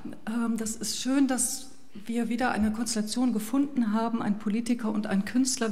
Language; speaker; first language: German; native; German